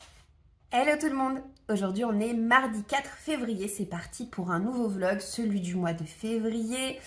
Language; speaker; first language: French; native; French